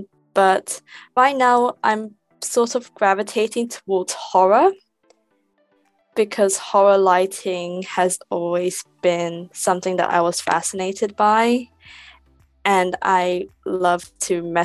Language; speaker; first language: English; native; English